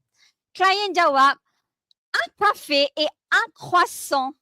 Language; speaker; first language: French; non-native, fluent; Malay